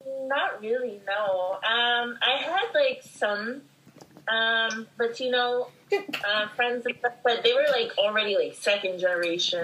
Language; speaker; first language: English; early bilingual, other home language; Spanish